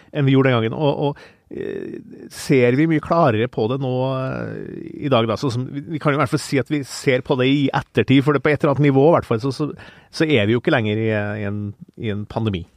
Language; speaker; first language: Norwegian; native; Norwegian